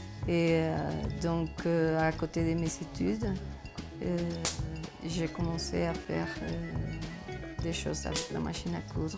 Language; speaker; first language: French; non-native, fluent; Spanish